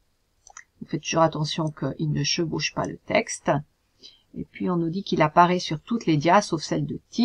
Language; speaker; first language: French; native; French